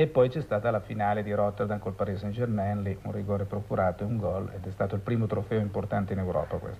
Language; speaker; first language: Italian; native; Italian